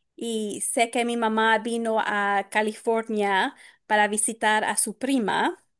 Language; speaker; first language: Spanish; early bilingual, heritage; Spanish